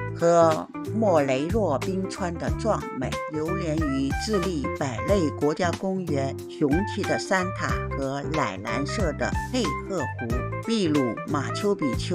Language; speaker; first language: Chinese; native; Chinese